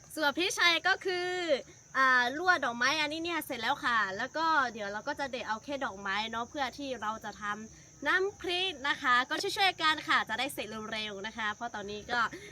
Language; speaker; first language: Thai; non-native, local second language; Lahu